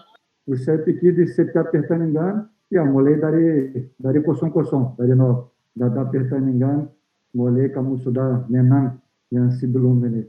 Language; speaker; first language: Indonesian; non-native, fluent; Portuguese